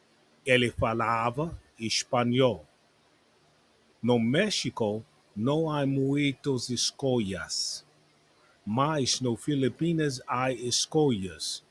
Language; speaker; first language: Portuguese; non-native, learner; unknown